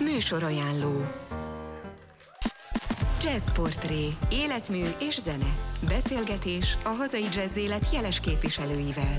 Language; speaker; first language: Hungarian; native; Hungarian